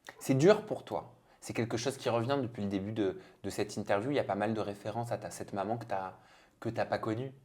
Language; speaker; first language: French; native; French